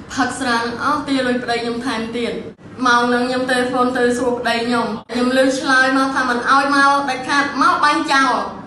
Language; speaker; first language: Khmer; non-native, local second language; Eastern Cham